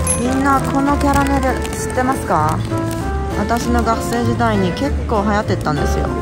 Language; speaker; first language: Japanese; non-native, fluent; Korean